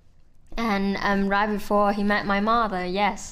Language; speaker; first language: English; non-native, fluent; Vietnamese